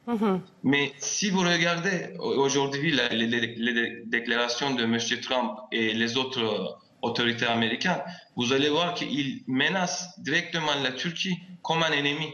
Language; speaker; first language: French; non-native, fluent; Turkish